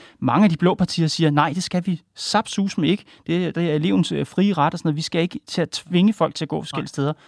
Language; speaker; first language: Danish; native; Danish